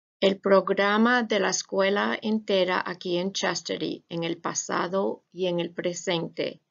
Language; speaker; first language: Spanish; non-native, fluent; English